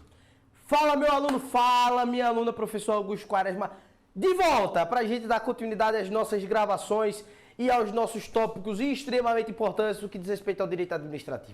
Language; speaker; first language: Portuguese; native; Portuguese